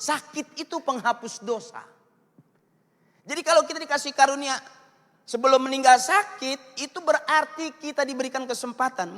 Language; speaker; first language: Malay; native; Malay